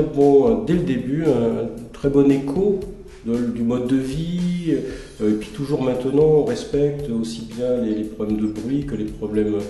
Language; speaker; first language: French; native; French